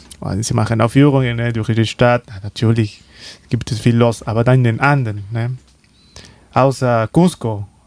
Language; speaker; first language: German; non-native, learner; Spanish